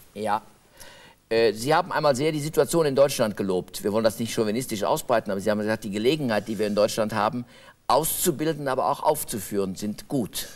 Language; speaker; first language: German; native; German